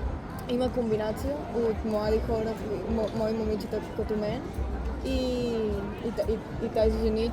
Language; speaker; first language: Bulgarian; early bilingual, heritage; Bulgarian